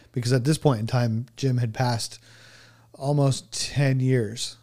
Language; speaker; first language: English; native; English